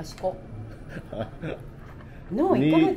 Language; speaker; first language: Japanese; native; Japanese